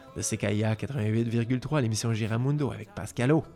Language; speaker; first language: French; native; French